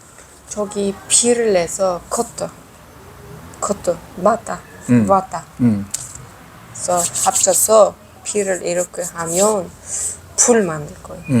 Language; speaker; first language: Korean; non-native, learner; Uzbek